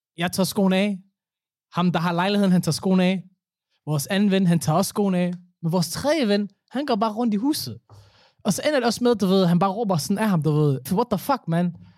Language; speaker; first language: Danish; early bilingual, other home language; Somali